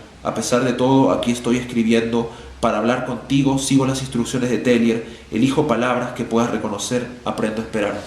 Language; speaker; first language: Spanish; native; Spanish